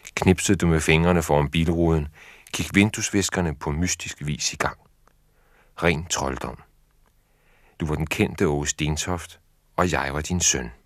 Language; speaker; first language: Danish; native; Danish